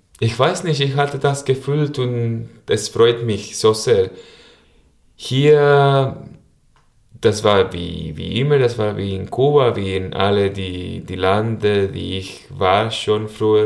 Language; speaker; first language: German; non-native, learner; Spanish